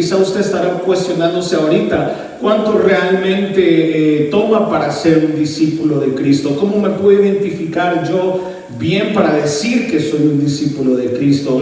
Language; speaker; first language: Spanish; early bilingual, heritage; Spanish